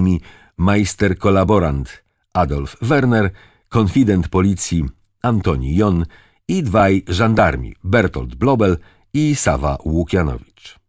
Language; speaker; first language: Polish; native; Polish